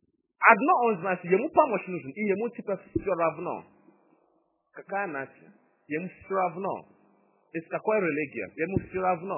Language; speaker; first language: Russian; non-native, fluent; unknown